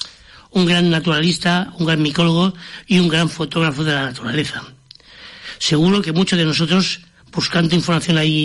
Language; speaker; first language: Spanish; native; Spanish